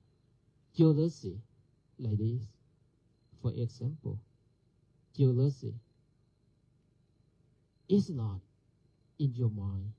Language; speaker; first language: English; non-native, learner; Thai